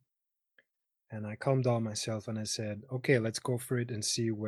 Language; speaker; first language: English; non-native, fluent; Greek